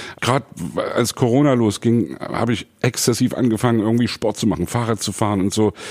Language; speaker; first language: German; native; German